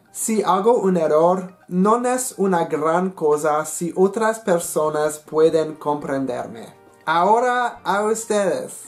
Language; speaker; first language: Spanish; non-native, learner; English